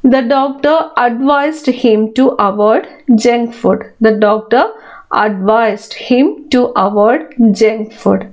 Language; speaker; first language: English; non-native, local second language; Malayalam